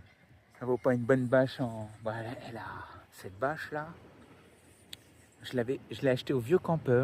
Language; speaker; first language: French; native; French